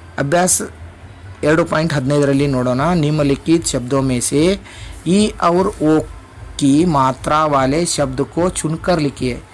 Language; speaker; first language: Hindi; non-native, local second language; Kannada